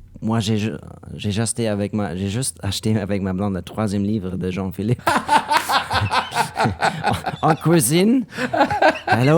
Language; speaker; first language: French; non-native, learner; German